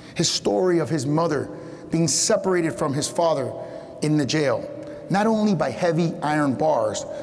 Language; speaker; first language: English; early bilingual, other home language; Spanish